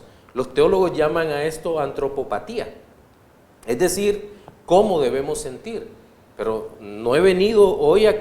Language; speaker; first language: Spanish; native; Spanish